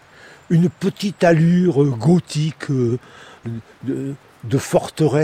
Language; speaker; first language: French; native; French